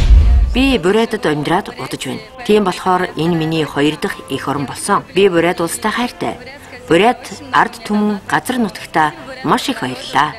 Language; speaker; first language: Mongolian; native; Mongolian